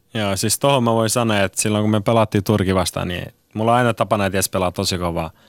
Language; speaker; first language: Finnish; non-native, fluent; Persian